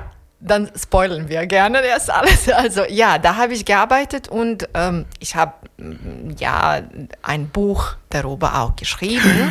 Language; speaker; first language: German; non-native, fluent; Serbian